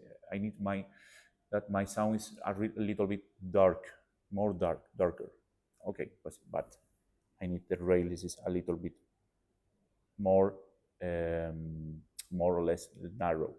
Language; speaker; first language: English; non-native, learner; Spanish